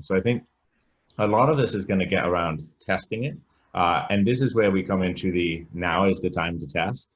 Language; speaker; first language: English; native; English